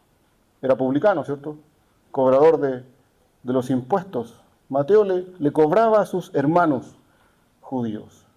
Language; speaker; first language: Spanish; native; Spanish